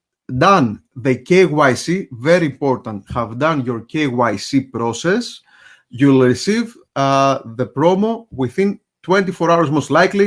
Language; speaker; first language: English; non-native, fluent; Greek